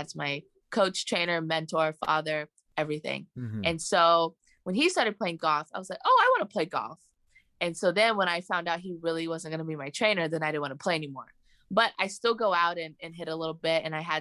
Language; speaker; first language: English; native; English